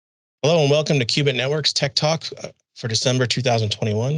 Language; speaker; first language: English; native; English